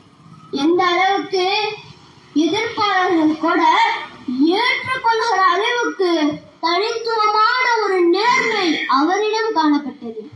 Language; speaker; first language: Tamil; native; Tamil